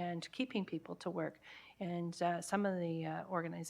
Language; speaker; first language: English; native; English